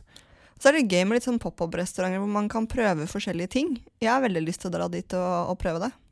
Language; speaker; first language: Norwegian; native; Norwegian